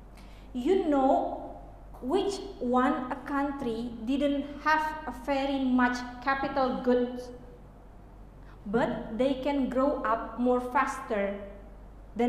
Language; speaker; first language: English; non-native, learner; Indonesian